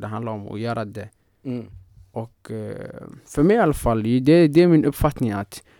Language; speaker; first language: Swedish; non-native, fluent; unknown